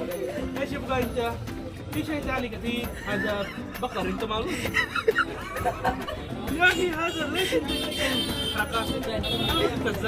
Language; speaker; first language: Arabic; non-native, learner; Bangla